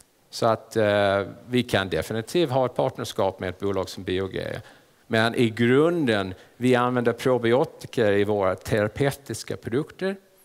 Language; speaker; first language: Swedish; non-native, fluent; English